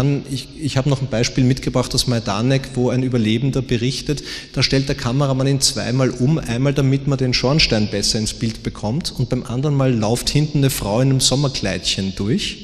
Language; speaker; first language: German; native; German